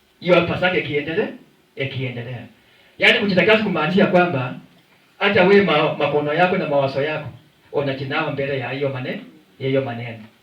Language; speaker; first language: Swahili; non-native, local second language; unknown